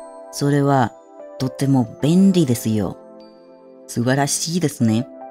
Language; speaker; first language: Japanese; non-native, learner; Spanish